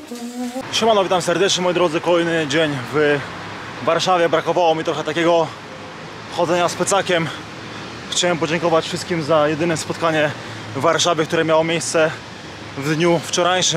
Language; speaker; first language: Polish; native; Polish